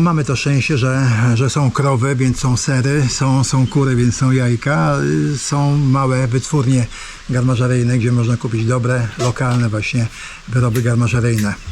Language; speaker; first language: Polish; native; Polish